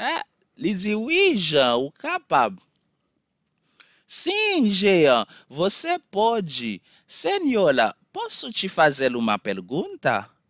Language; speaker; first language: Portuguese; non-native, fluent; Haitian Creole